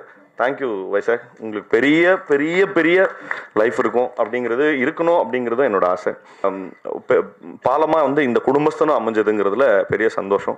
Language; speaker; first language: Tamil; native; Tamil